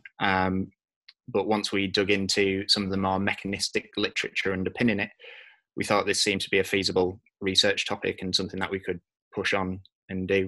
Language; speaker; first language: English; native; English